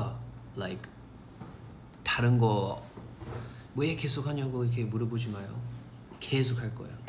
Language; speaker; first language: Korean; non-native, fluent; English